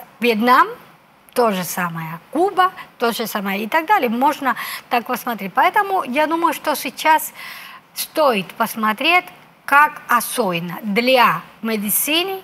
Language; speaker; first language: Russian; non-native, fluent; Spanish